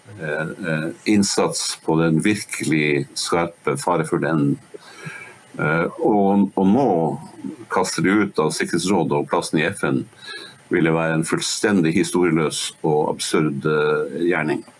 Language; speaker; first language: Norwegian; native; Norwegian